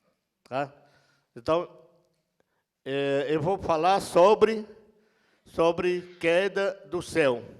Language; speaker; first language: Portuguese; non-native, local second language; Yanomámi